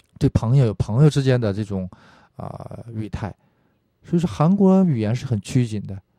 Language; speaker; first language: Chinese; non-native, fluent; Korean